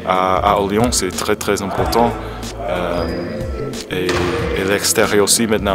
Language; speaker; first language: French; non-native, fluent; English